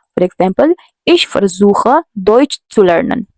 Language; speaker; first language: German; non-native, learner; Hindi